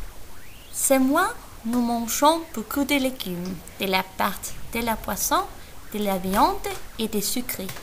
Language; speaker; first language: French; non-native, learner; Danish